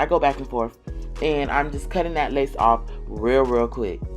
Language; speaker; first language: English; native; English